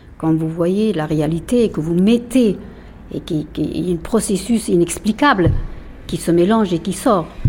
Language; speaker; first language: French; non-native, fluent; Persian